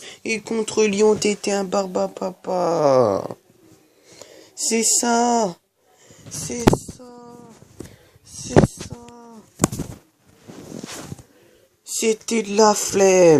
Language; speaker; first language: French; native; French